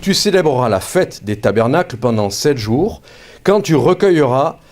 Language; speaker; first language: French; native; French